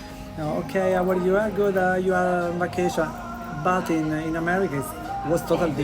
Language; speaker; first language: English; non-native, learner; Italian